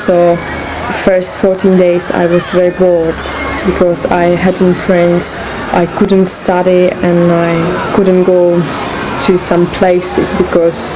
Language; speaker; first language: English; non-native, learner; Czech